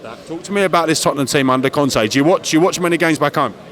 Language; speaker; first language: English; native; English